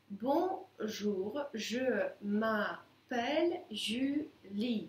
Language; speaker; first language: French; non-native, fluent; Russian